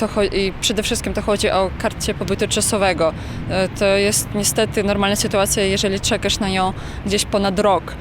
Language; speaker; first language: Polish; non-native, fluent; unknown